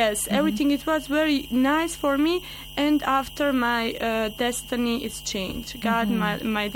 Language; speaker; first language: English; non-native, learner; Bosnian